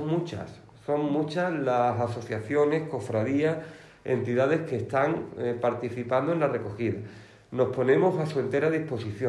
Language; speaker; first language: Spanish; native; Spanish